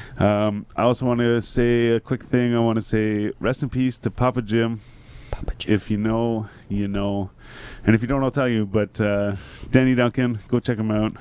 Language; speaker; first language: English; native; English